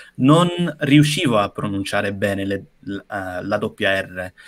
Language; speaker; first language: Italian; non-native, fluent; English